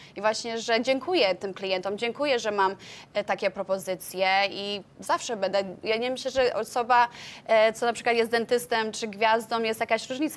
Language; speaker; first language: Polish; early bilingual, heritage; Polish